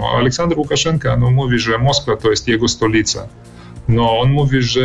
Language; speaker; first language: Polish; early bilingual, heritage; Polish